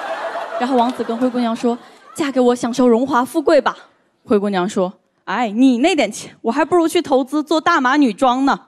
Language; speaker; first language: Chinese; native; Chinese